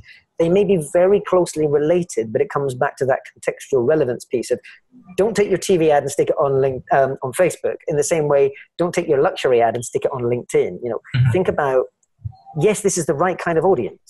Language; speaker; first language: English; native; English